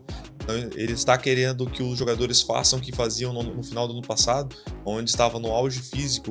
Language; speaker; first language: Portuguese; native; Portuguese